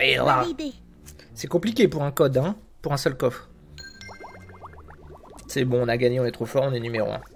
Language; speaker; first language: French; native; French